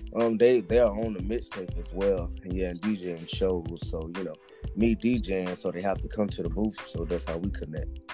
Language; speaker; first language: English; native; English